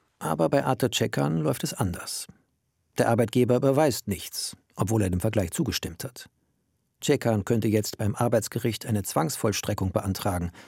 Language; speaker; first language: German; native; German